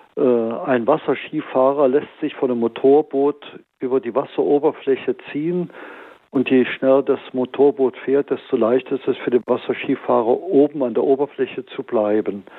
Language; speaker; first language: German; native; German